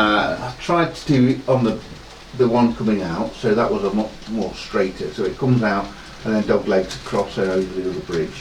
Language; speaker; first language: English; native; English